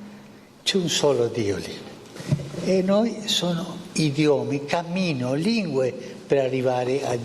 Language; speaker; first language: Italian; non-native, fluent; Spanish